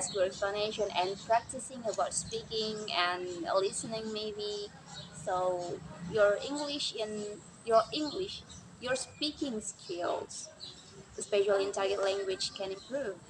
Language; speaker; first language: English; non-native, learner; Indonesian